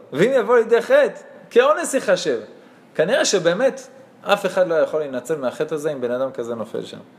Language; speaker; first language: Hebrew; native; Hebrew